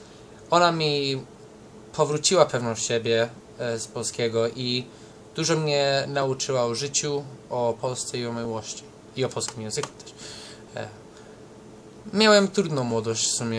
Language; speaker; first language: Polish; early bilingual, heritage; English